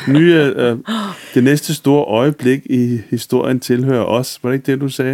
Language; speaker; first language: Danish; native; Danish